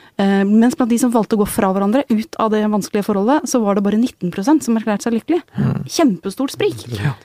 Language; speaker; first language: Norwegian; native; Norwegian